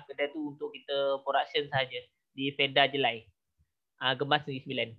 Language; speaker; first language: Malay; native; Malay